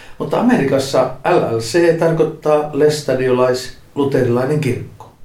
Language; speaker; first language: Finnish; native; Finnish